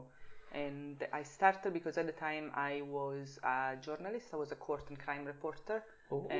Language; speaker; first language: English; non-native, fluent; Italian